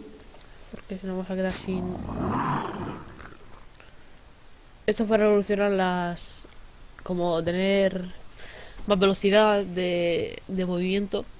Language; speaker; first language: Spanish; native; Spanish